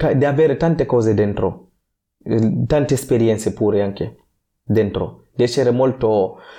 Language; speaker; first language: Italian; non-native, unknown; Fula